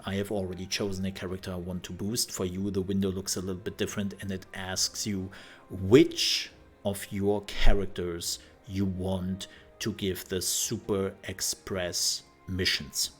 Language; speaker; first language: English; non-native, fluent; German